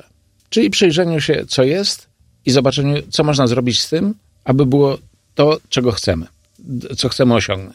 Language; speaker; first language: Polish; native; Polish